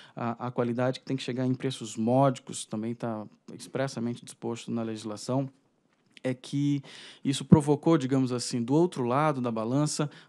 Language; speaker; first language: Portuguese; native; Portuguese